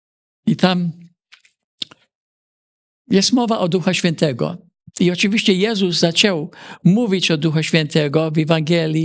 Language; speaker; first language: Polish; early bilingual, heritage; Polish